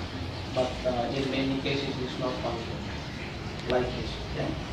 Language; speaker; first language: English; non-native, fluent; Indonesian